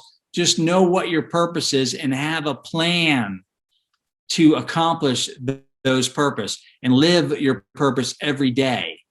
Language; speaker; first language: English; native; English